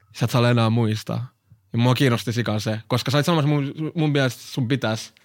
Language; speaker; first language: Finnish; early bilingual, other home language; Arabic